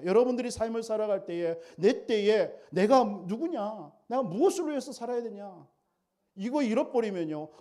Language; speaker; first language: Korean; native; Korean